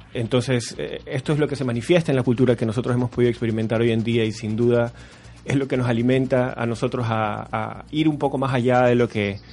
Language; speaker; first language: Spanish; native; Spanish